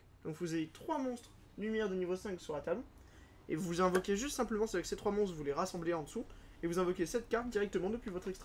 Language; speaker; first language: French; native; French